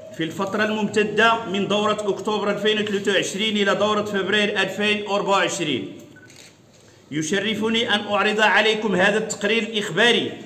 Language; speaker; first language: Arabic; non-native, local second language; Riffian